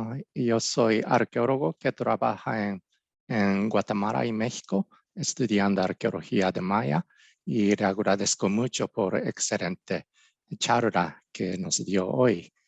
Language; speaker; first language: Spanish; non-native, fluent; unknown